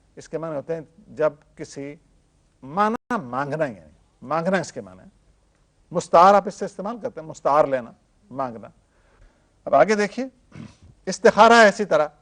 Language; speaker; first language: Urdu; native; Urdu